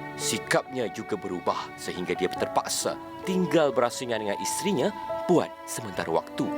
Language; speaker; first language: Malay; native; Malay